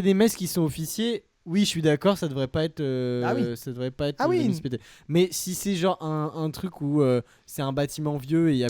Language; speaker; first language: French; native; French